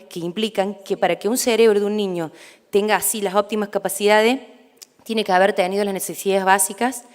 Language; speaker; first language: Spanish; native; Spanish